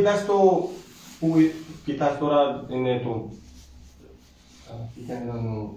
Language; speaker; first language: Greek; non-native, learner; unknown